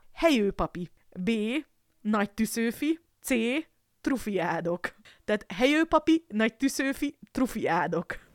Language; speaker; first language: Hungarian; native; Hungarian